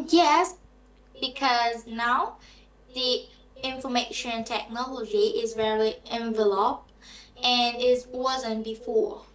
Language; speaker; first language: English; non-native, learner; Vietnamese